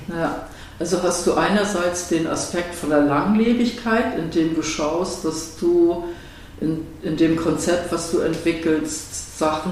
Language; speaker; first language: German; native; German